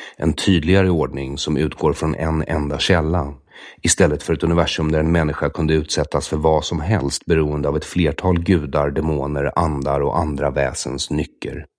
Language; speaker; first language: Swedish; native; Swedish